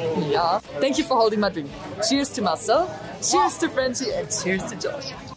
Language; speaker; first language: English; non-native, fluent; German